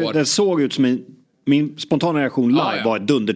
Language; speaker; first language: Swedish; native; Swedish